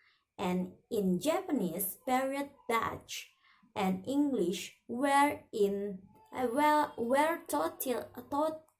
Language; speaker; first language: English; non-native, learner; Indonesian